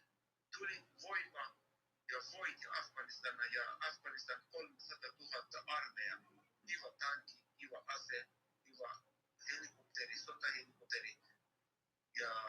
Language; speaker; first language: Finnish; non-native, learner; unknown